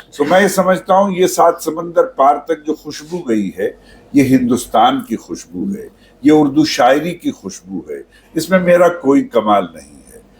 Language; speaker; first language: Urdu; native; Urdu